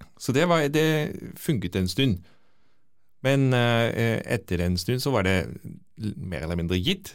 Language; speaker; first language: Norwegian; non-native, fluent; Dutch